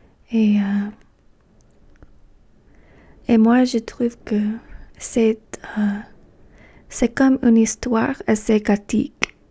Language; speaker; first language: French; non-native, fluent; English